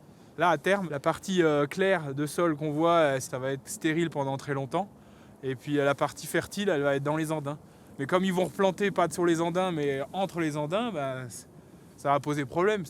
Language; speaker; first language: French; native; French